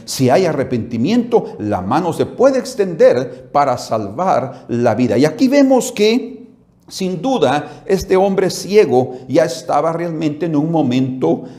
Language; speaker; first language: Spanish; native; Spanish